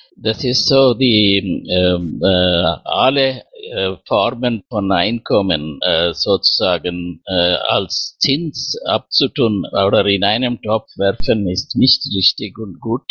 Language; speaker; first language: German; non-native, learner; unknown